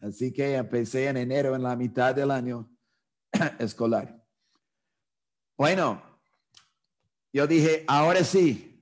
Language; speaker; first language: Spanish; non-native, fluent; English